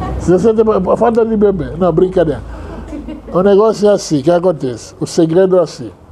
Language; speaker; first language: Portuguese; non-native, fluent; Hebrew